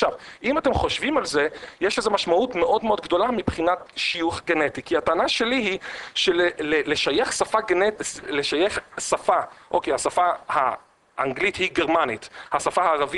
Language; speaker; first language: Hebrew; native; Hebrew